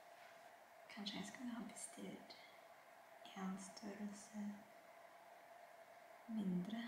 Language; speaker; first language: Norwegian; non-native, learner; Filipino